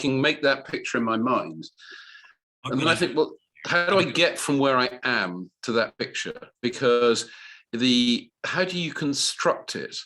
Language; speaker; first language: English; native; English